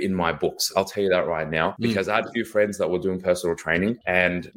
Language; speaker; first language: English; native; English